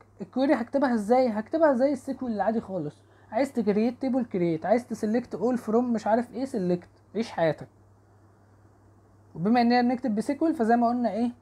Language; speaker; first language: Arabic; native; Arabic